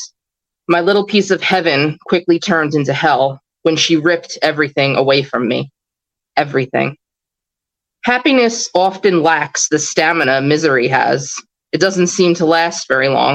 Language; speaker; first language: English; native; English